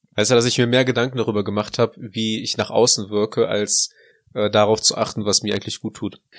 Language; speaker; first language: German; early bilingual, other home language; Russian